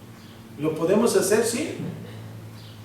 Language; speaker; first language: Spanish; early bilingual, heritage; Spanish